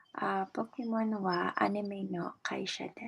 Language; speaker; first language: Japanese; non-native, learner; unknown